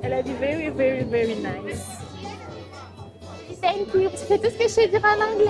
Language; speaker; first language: French; native; French